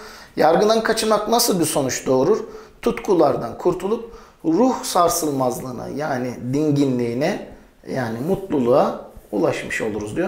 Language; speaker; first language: Turkish; native; Turkish